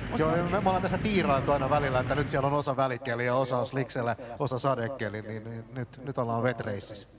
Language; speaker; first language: Finnish; native; Finnish